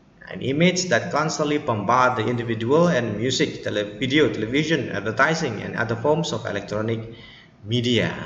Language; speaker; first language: English; non-native, fluent; Indonesian